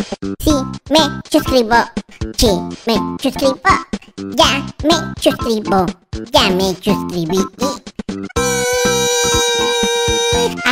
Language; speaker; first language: Spanish; native; Spanish